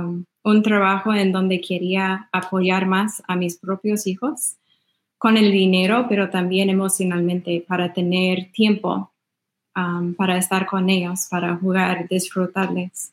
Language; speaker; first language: Spanish; non-native, fluent; English